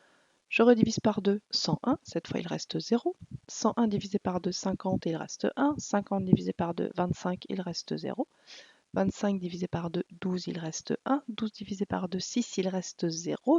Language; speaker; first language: French; native; French